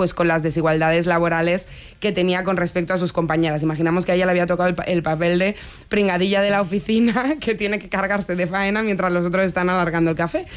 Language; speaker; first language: Spanish; native; Spanish